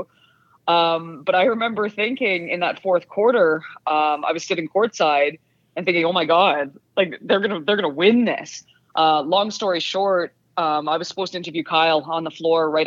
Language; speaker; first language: English; native; English